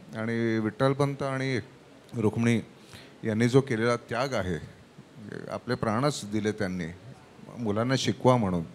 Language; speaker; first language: Marathi; native; Marathi